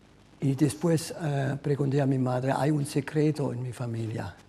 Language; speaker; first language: Spanish; non-native, fluent; German